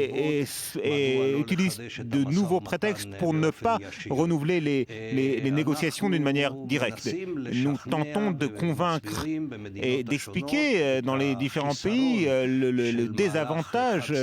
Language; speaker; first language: French; non-native, fluent; Hebrew